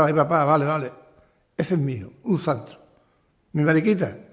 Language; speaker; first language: Spanish; native; Spanish